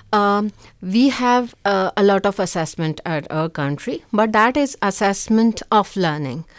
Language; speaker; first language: English; non-native, local second language; Urdu